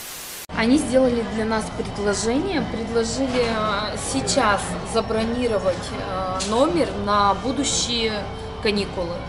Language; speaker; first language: Russian; native; Russian